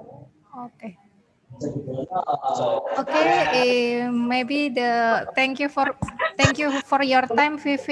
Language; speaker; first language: English; non-native, learner; Indonesian